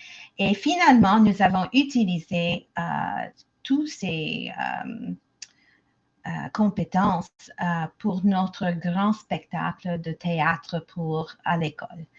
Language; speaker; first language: French; non-native, local second language; English